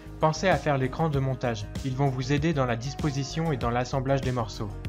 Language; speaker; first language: French; native; French